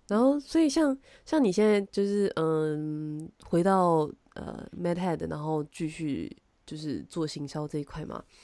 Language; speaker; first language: Chinese; native; Chinese